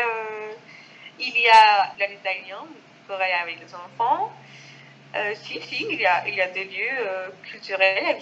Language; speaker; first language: French; non-native, fluent; Spanish